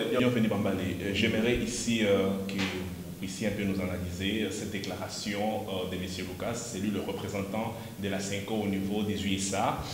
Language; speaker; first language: French; non-native, local second language; Lingala